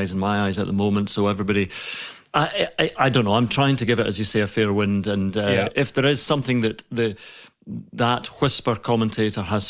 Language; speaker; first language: English; native; English